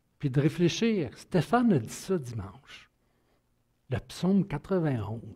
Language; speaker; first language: French; native; French